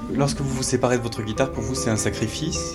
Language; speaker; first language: French; native; French